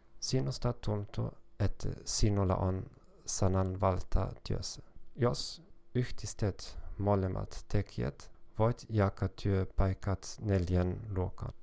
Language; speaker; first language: Finnish; non-native, learner; German